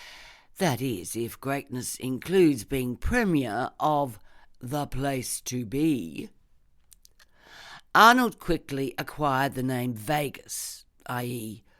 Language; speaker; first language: English; native; English